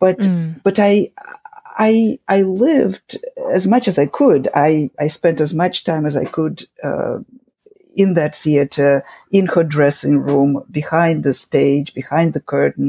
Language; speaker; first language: English; non-native, fluent; Russian